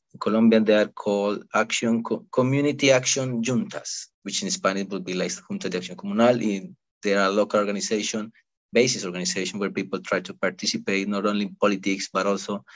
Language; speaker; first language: English; non-native, fluent; Spanish